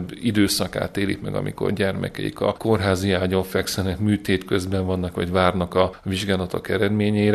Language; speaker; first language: Hungarian; native; Hungarian